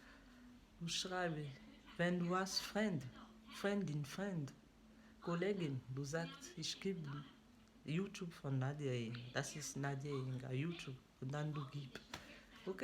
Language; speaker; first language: German; non-native, learner; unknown